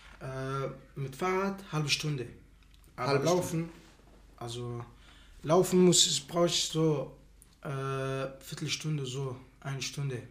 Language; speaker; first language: German; non-native, learner; Arabic